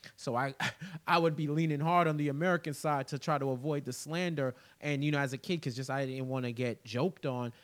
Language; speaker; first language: English; early bilingual, other home language; Haitian Creole